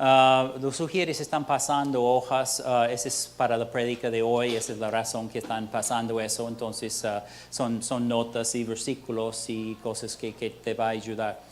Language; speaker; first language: Spanish; non-native, fluent; English